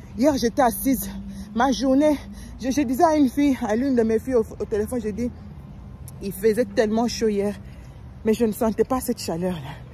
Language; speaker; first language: French; non-native, local second language; Lingala